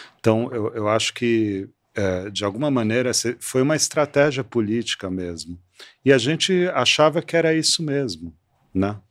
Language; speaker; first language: Portuguese; early bilingual, other home language; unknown